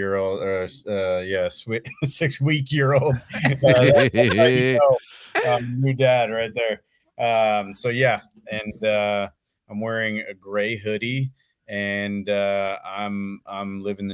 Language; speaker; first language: English; native; English